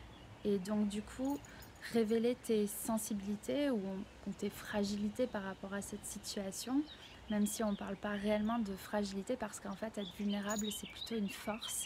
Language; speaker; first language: French; native; French